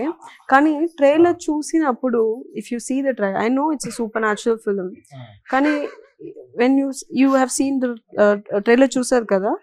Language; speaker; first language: Telugu; non-native, learner; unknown